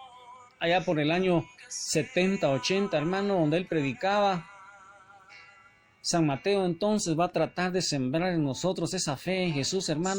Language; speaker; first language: Spanish; native; Spanish